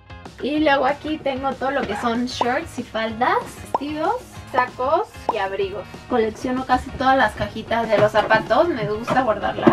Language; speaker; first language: Spanish; native; Spanish